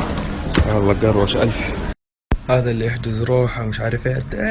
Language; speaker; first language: Arabic; native; Arabic